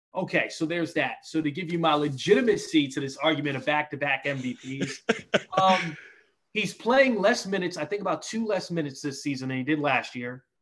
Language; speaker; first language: English; native; English